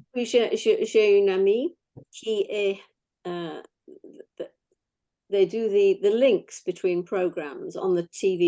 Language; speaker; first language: French; non-native, fluent; English